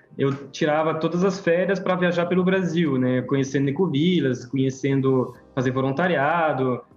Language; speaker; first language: Portuguese; non-native, fluent; French